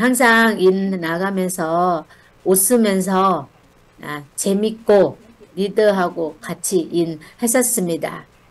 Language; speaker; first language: Korean; non-native, learner; Thai